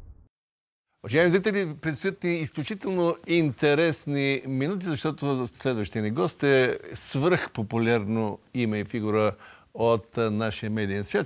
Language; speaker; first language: Bulgarian; native; Bulgarian